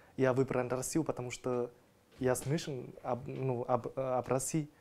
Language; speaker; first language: Russian; non-native, learner; Vietnamese